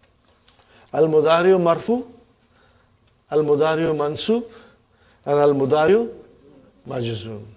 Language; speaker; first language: Arabic; non-native, fluent; Urdu